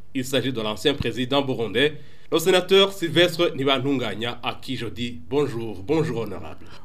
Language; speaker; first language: French; non-native, local second language; Rundi